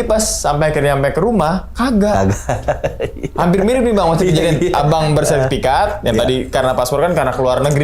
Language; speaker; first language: Indonesian; native; Indonesian